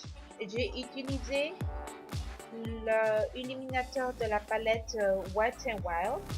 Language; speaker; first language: French; non-native, learner; Spanish